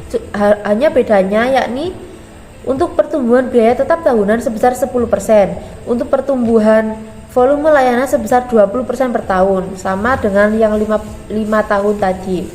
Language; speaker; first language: Indonesian; native; Indonesian